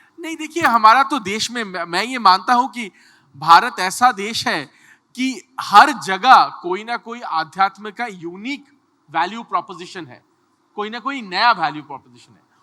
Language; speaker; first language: Hindi; non-native, local second language; Bangla